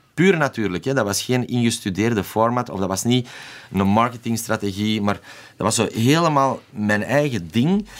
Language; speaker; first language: Dutch; native; Dutch